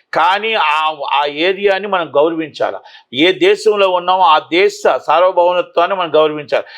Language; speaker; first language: Telugu; native; Telugu